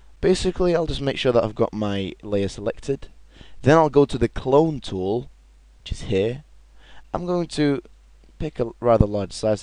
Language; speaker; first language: English; native; English